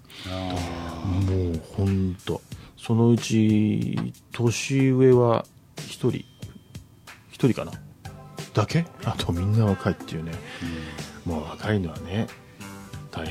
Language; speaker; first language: Japanese; native; Japanese